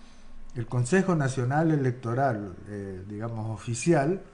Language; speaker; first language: Spanish; native; Spanish